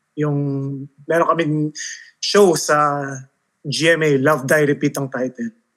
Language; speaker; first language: Filipino; early bilingual, heritage; Filipino